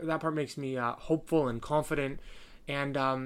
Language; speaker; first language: English; native; English